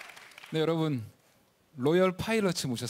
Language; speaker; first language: Korean; native; Korean